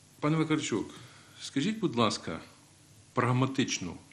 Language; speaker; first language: Ukrainian; native; Ukrainian